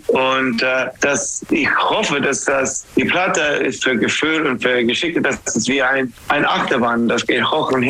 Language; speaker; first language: German; non-native, learner; English